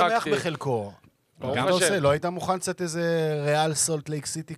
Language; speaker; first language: Hebrew; native; Hebrew